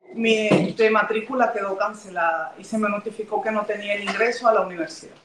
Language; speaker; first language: Spanish; native; Spanish